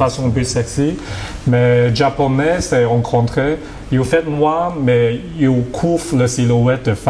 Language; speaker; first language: French; non-native, learner; Cantonese